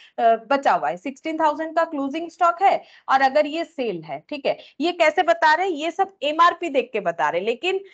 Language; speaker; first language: Hindi; native; Hindi